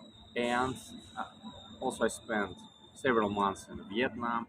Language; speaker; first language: English; non-native, learner; Russian